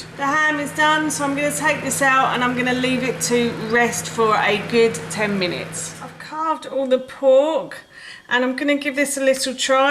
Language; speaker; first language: English; native; English